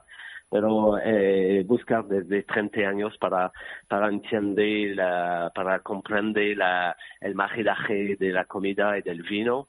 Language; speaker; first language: Spanish; non-native, learner; French